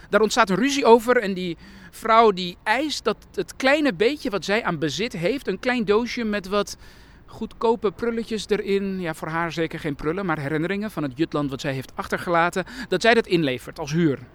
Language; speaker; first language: Dutch; early bilingual, other home language; Persian